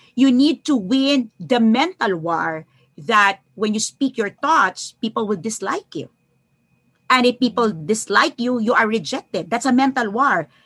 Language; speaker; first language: English; non-native, local second language; Filipino